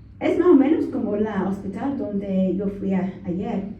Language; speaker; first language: Spanish; non-native, learner; English